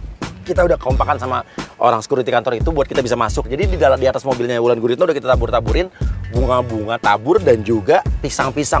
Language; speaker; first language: Indonesian; native; Indonesian